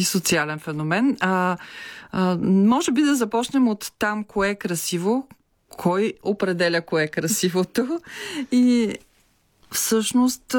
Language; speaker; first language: Bulgarian; native; Bulgarian